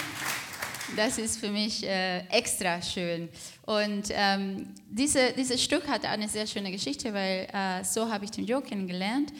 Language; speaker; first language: German; non-native, fluent; Spanish